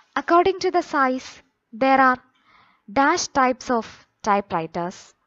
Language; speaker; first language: English; non-native, local second language; Malayalam